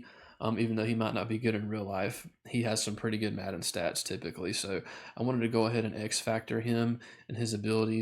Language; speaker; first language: English; native; English